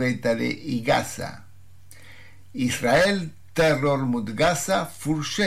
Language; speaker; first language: Swedish; non-native, fluent; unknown